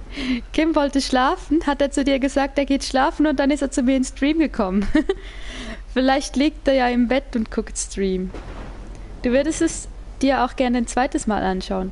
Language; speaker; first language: German; native; German